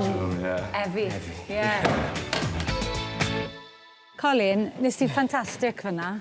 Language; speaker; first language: Welsh; native; Welsh